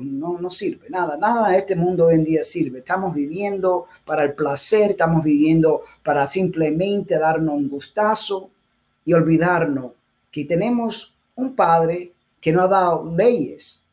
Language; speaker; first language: Spanish; early bilingual, heritage; Spanish